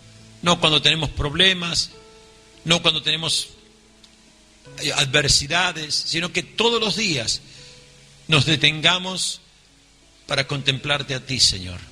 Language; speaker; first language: Spanish; native; Spanish